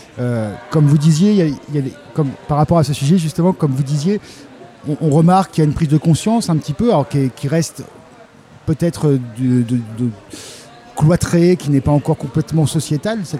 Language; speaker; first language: French; native; French